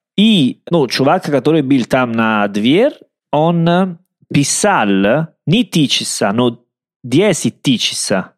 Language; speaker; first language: Russian; non-native, learner; Italian